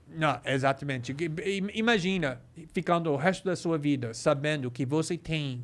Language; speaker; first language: Portuguese; non-native, fluent; English